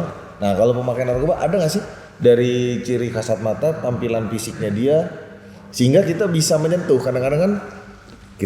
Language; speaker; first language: Indonesian; native; Indonesian